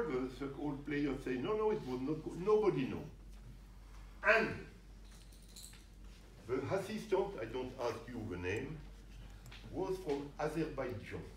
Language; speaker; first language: English; non-native, learner; French